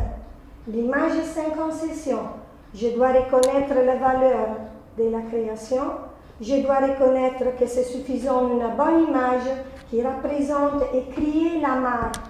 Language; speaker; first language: French; non-native, fluent; Italian